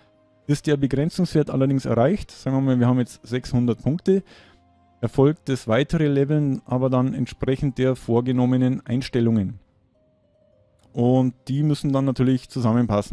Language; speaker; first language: German; native; German